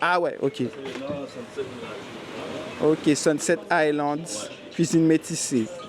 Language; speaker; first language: French; native; French